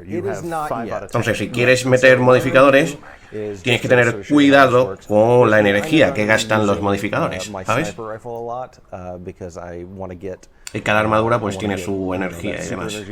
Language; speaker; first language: Spanish; native; Spanish